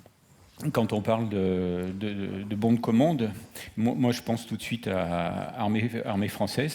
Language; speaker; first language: French; native; French